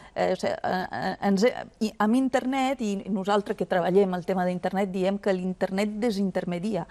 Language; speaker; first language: Catalan; non-native, fluent; Italian